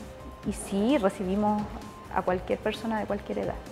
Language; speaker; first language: Spanish; native; Spanish